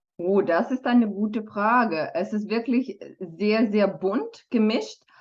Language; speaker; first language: German; non-native, fluent; Romanian